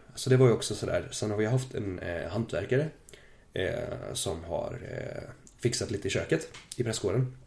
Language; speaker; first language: Swedish; early bilingual, other home language; German